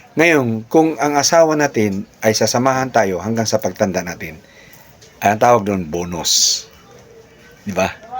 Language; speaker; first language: Filipino; native; Filipino